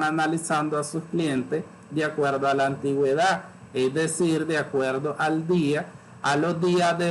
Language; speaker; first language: Spanish; native; Spanish